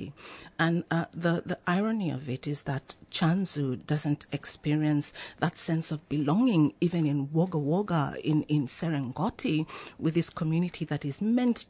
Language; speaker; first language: English; non-native, local second language; Swahili